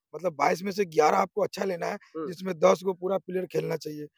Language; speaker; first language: Hindi; native; Hindi